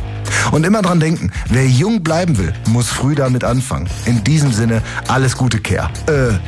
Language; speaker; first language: German; native; German